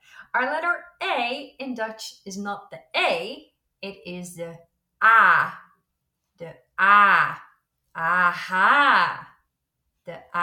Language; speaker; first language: English; non-native, fluent; Dutch